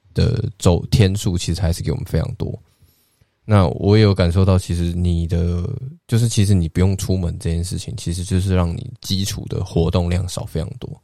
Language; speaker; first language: Chinese; native; Chinese